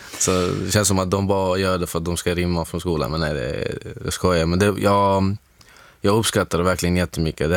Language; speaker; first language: Swedish; non-native, fluent; Arabic